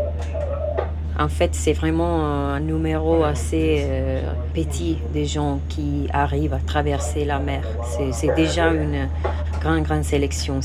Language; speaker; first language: French; non-native, fluent; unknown